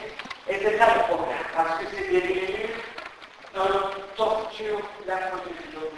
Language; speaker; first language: French; non-native, fluent; Turkish